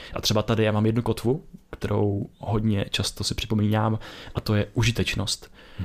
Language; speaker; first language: Czech; native; Czech